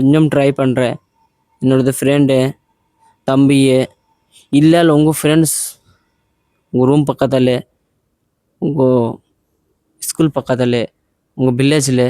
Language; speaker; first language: Tamil; non-native, learner; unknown